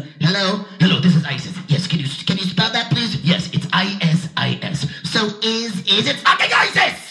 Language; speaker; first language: English; native; English